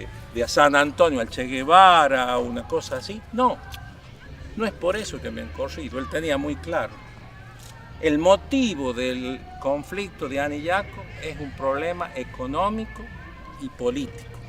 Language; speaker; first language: Spanish; native; Spanish